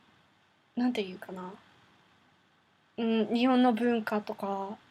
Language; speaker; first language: Japanese; non-native, learner; Afrikaans